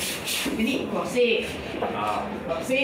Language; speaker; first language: Indonesian; non-native, fluent; German